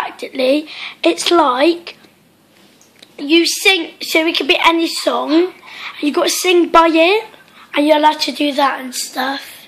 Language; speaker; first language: English; native; English